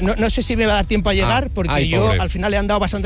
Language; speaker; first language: Spanish; native; Spanish